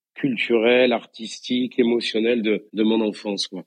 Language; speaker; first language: French; native; French